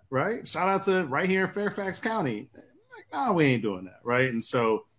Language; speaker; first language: English; native; English